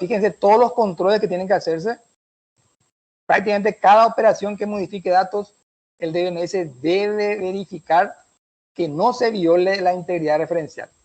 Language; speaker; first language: Spanish; native; Spanish